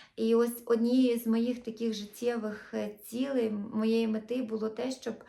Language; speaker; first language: Ukrainian; non-native, local second language; Russian